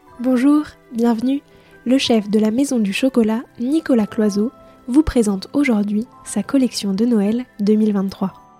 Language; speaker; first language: French; native; French